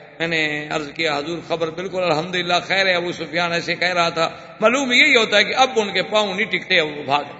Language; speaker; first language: Urdu; native; Urdu